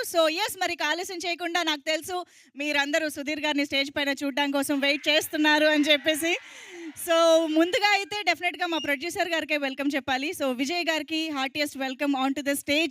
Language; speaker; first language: Telugu; native; Telugu